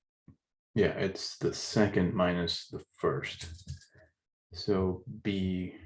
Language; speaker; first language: English; native; English